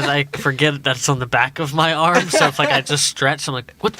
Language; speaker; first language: English; native; English